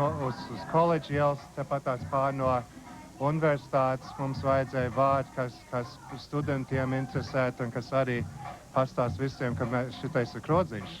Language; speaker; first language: Latvian; early bilingual, heritage; Latvian